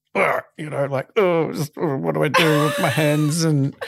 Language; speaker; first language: English; native; English